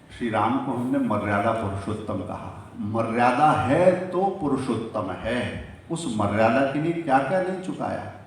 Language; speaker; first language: Hindi; native; Hindi